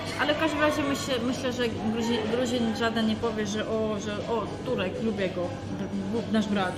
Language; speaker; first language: Polish; non-native, fluent; Georgian